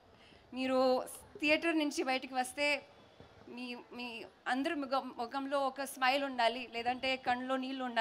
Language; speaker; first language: Telugu; non-native, learner; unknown